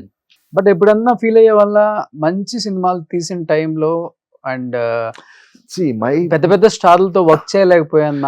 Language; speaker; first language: Telugu; native; Telugu